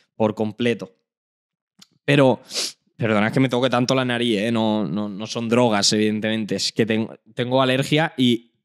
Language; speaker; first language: Spanish; native; Spanish